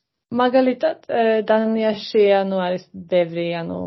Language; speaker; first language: Georgian; non-native, fluent; Swedish